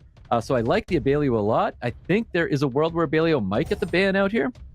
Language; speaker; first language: English; native; English